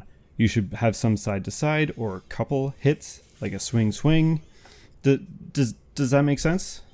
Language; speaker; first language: English; native; English